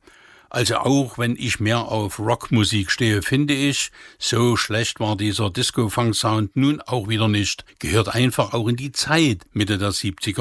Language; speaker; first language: German; native; German